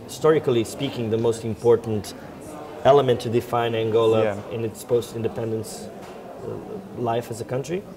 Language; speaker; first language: English; non-native, fluent; Portuguese